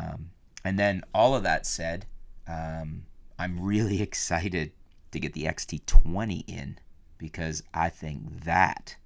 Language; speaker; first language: English; native; English